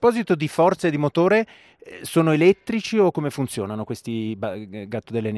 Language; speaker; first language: Italian; native; Italian